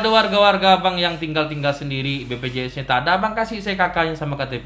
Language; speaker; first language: Indonesian; native; Indonesian